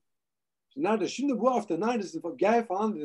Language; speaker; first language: Turkish; early bilingual, heritage; Turkish